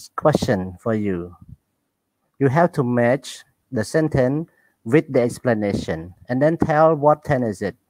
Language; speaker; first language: English; non-native, learner; Khmer